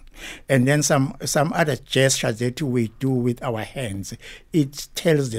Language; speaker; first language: English; non-native, local second language; Zulu